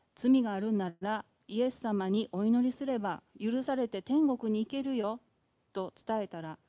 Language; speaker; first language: Japanese; native; Japanese